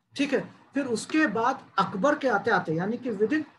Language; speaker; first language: Hindi; native; Hindi